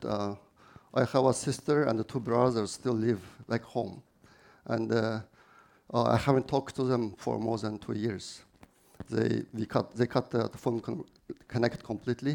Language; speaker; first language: English; non-native, fluent; Chinese